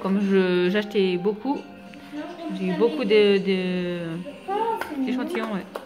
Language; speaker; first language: French; native; French